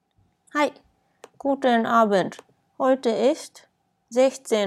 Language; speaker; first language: German; non-native, fluent; Japanese